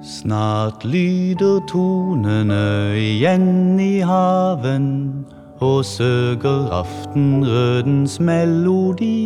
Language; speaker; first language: Norwegian; native; Norwegian